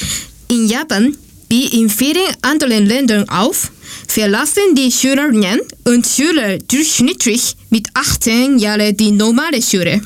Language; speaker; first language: German; non-native, learner; Japanese